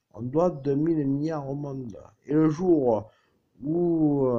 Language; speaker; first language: French; native; French